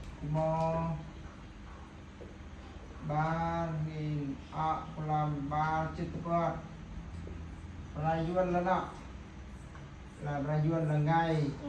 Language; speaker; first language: Vietnamese; non-native, local second language; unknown